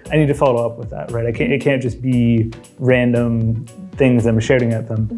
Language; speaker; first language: English; native; English